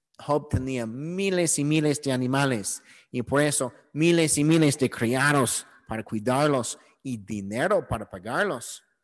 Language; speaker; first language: Spanish; non-native, learner; English